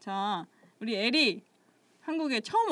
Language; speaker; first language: Korean; native; Korean